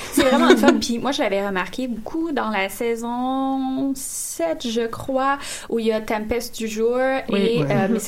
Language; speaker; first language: French; native; French